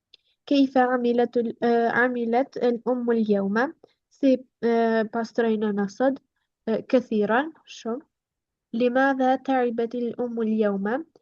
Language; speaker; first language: Arabic; non-native, learner; Albanian